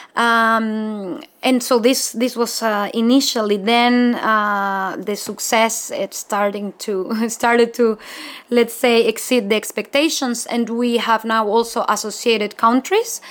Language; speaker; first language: English; non-native, fluent; Spanish